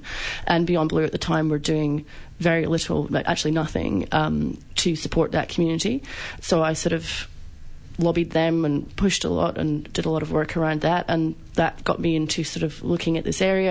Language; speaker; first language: English; native; English